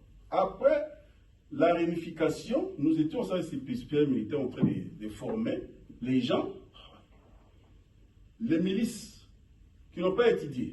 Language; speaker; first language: French; non-native, local second language; Lingala